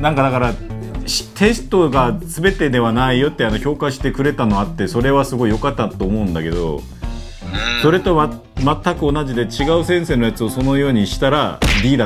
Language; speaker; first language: Japanese; non-native, fluent; Korean